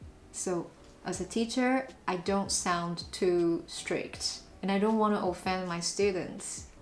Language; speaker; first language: English; non-native, fluent; Chinese